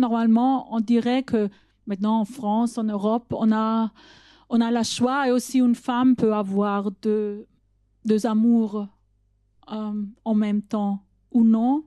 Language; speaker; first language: French; non-native, fluent; German